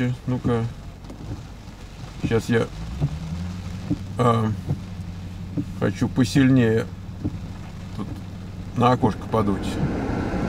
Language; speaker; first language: Russian; native; Russian